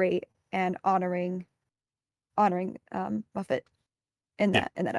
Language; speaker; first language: English; native; English